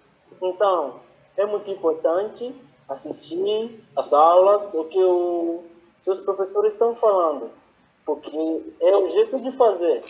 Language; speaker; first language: Portuguese; non-native, fluent; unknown